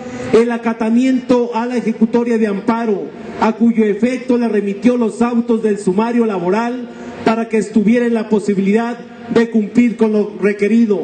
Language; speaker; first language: Spanish; native; Spanish